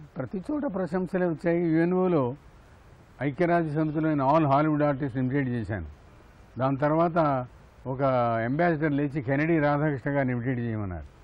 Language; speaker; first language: Telugu; native; Telugu